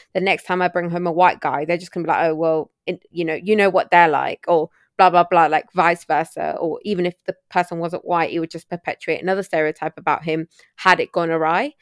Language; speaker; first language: English; early bilingual, other home language; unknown